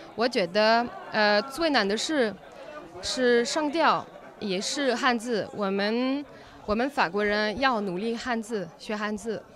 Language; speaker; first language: Chinese; non-native, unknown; French